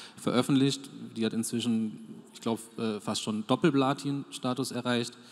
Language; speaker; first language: German; native; German